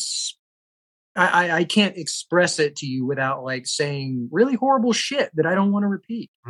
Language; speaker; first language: English; native; English